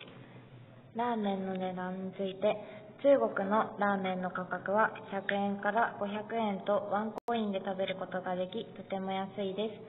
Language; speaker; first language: Japanese; native; Japanese